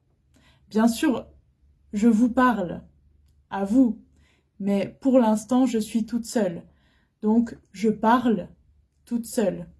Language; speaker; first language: French; non-native, fluent; Arabic